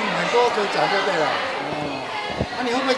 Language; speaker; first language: Chinese; native; Chinese